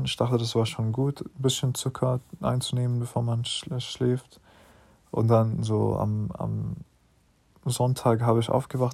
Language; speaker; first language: German; non-native, learner; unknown